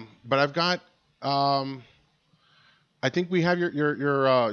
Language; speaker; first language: English; native; English